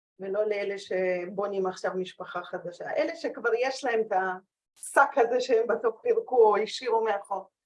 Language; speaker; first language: Hebrew; early bilingual, other home language; Russian